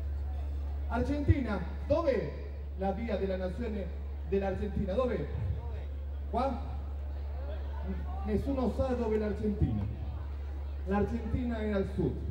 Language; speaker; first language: Italian; non-native, learner; Spanish